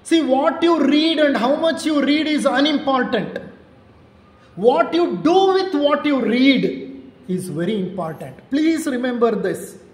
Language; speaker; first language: English; non-native, local second language; Kannada